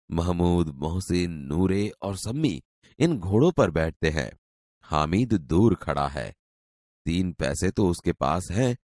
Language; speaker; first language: Hindi; non-native, local second language; Gujarati